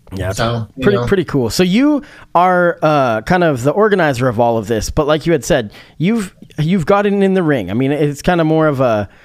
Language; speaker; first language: English; native; English